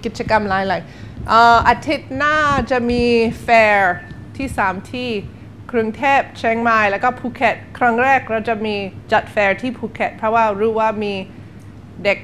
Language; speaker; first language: Thai; non-native, learner; English